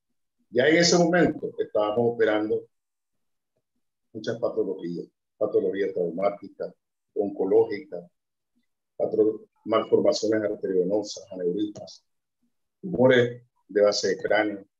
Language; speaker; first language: Spanish; native; Spanish